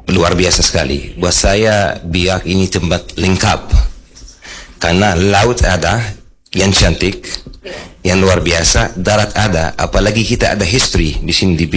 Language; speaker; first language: Indonesian; non-native, fluent; Arabic